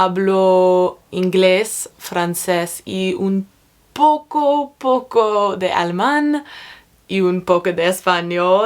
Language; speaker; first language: Spanish; non-native, learner; English